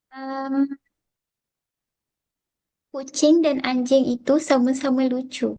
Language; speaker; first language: Indonesian; non-native, learner; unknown